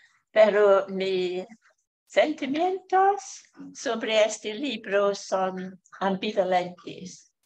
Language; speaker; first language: Spanish; non-native, fluent; English